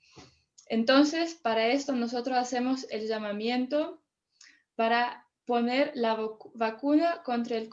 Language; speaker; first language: Spanish; non-native, fluent; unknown